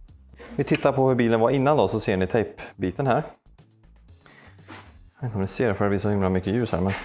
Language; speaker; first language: Swedish; native; Swedish